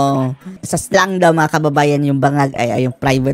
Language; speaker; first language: Filipino; native; Filipino